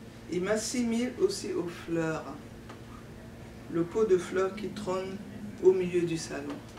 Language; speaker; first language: French; non-native, local second language; Duala